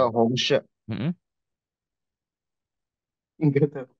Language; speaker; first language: Chinese; non-native, learner; Indonesian